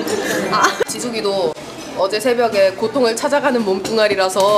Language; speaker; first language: Korean; native; Korean